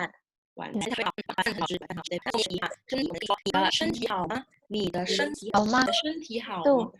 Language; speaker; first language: Chinese; non-native, fluent; Indonesian